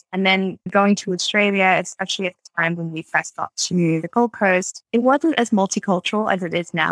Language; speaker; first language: English; native; English